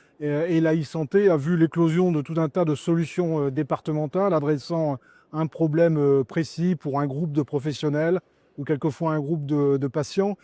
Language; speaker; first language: French; native; French